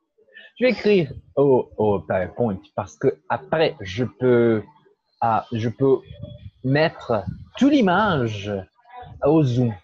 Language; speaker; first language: French; non-native, fluent; Portuguese